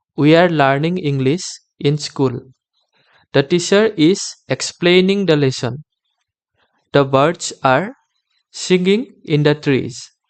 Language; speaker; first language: English; non-native, local second language; Assamese